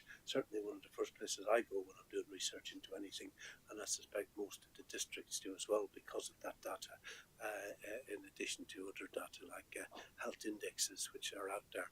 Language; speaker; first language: English; native; English